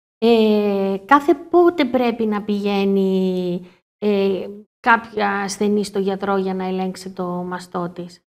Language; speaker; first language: Greek; native; Greek